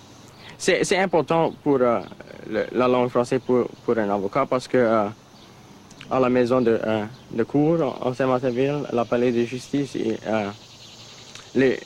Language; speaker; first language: French; non-native, local second language; English